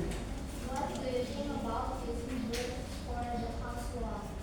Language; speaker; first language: English; non-native, learner; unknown